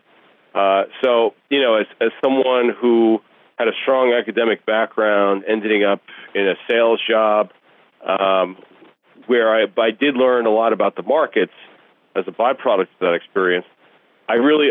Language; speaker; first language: English; early bilingual, other home language; Russian